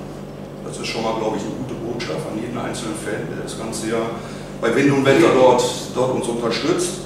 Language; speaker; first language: German; native; German